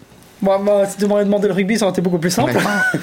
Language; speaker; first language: French; native; French